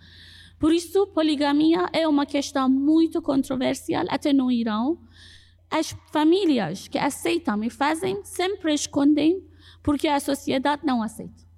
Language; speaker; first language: Portuguese; non-native, fluent; Persian